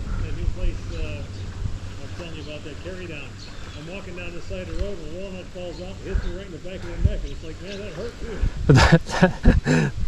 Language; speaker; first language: English; native; English